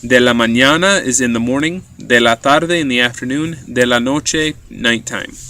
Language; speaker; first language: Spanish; non-native, fluent; English